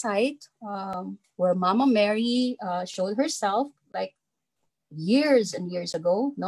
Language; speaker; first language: English; non-native, local second language; Filipino